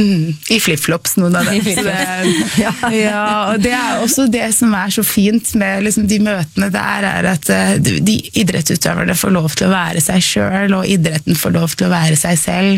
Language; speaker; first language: Norwegian; native; Norwegian